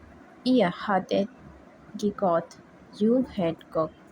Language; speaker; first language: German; non-native, learner; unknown